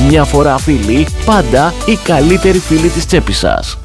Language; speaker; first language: Greek; native; Greek